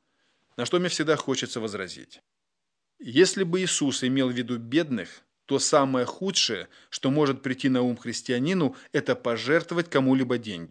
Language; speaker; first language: Russian; native; Russian